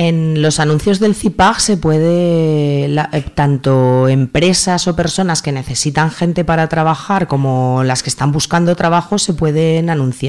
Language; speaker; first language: Spanish; native; Spanish